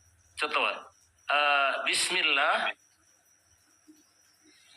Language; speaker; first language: Japanese; non-native, learner; Indonesian